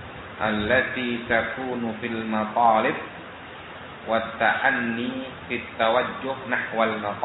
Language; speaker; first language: Arabic; non-native, fluent; Indonesian